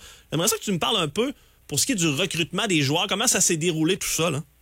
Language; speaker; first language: French; native; French